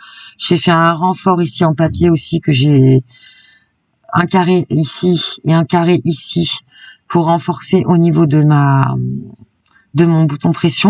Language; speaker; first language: French; native; French